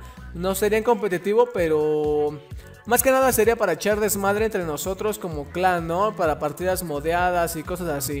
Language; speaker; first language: Spanish; native; Spanish